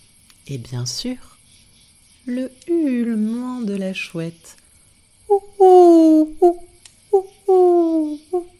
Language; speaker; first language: French; native; French